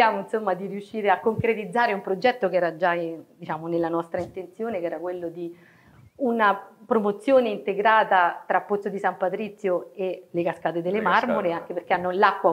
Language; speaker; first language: Italian; native; Italian